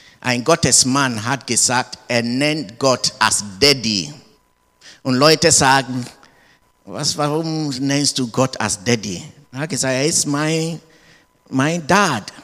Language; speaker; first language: German; non-native, learner; English